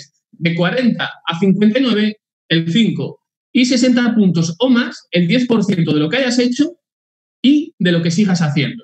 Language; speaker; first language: Spanish; native; Spanish